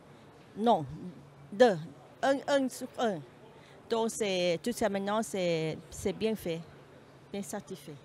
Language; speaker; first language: French; non-native, learner; Thai